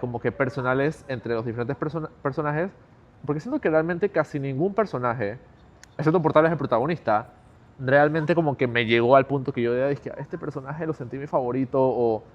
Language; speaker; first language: Spanish; native; Spanish